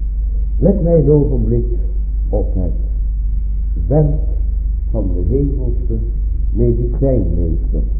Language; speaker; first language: Dutch; native; Dutch